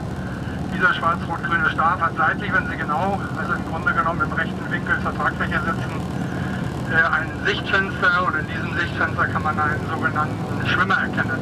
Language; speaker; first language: German; native; German